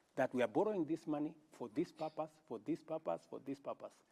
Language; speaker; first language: English; non-native, local second language; Kalenjin